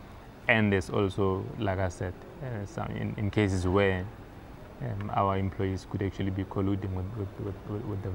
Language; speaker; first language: English; non-native, local second language; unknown